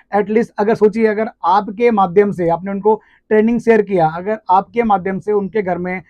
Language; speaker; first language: Hindi; native; Hindi